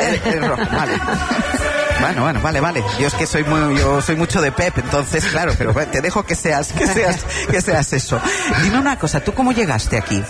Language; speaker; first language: Spanish; native; Spanish